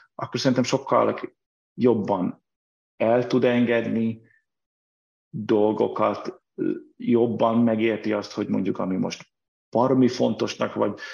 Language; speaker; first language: Hungarian; native; Hungarian